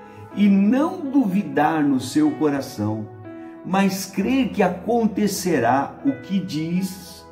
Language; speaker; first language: Portuguese; native; Portuguese